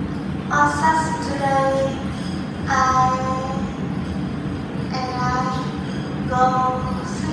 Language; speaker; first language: English; non-native, learner; Vietnamese